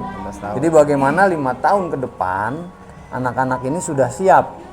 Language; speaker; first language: Indonesian; native; Indonesian